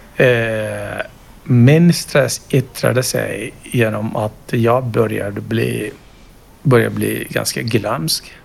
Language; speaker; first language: Swedish; non-native, fluent; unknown